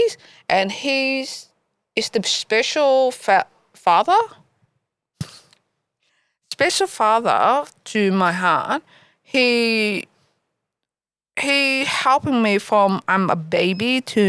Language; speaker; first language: English; non-native, learner; Vietnamese